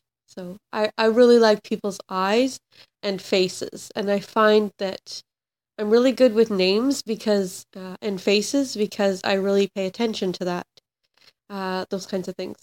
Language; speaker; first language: English; native; English